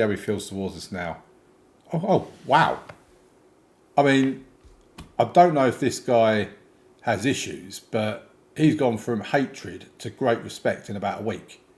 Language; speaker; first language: English; native; English